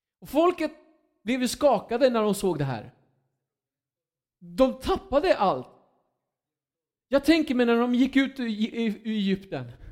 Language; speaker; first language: Swedish; non-native, fluent; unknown